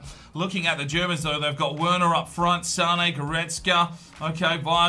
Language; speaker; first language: English; native; English